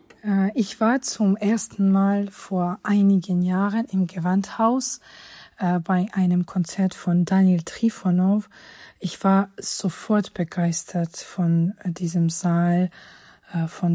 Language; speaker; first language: German; non-native, fluent; Georgian